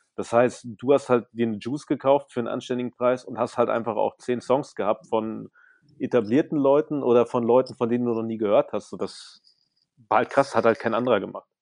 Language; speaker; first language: German; native; German